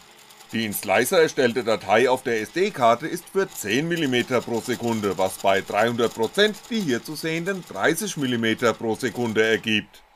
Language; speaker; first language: German; native; German